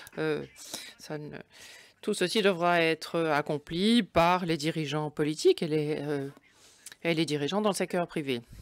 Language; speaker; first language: French; non-native, fluent; German